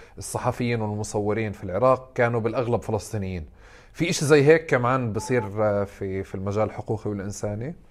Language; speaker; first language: Arabic; native; Arabic